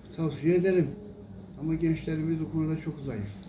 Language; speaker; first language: Turkish; native; Turkish